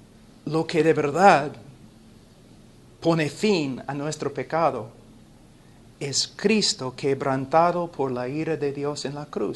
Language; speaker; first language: Spanish; non-native, fluent; English